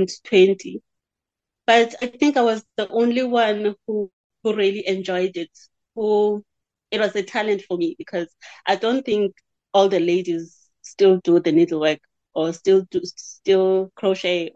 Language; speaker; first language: English; non-native, local second language; Xhosa